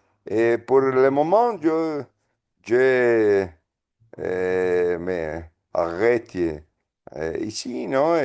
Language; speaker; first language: French; non-native, fluent; Spanish